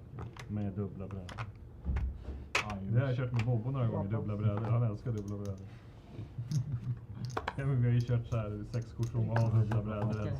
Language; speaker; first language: Swedish; native; Swedish